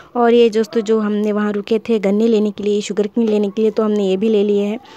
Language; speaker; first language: Hindi; non-native, local second language; Urdu